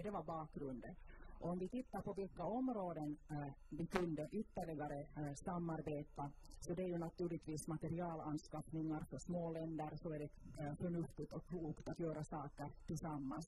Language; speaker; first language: Swedish; non-native, local second language; Finnish